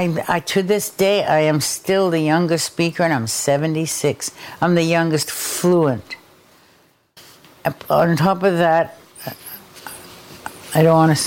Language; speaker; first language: English; non-native, fluent; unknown